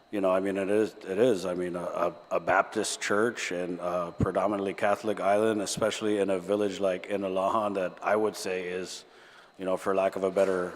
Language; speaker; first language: English; early bilingual, other home language; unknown